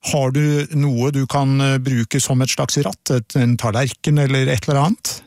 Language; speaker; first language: Norwegian; native; Norwegian